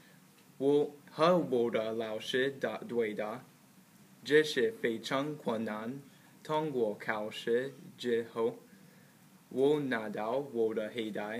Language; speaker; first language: Chinese; non-native, learner; English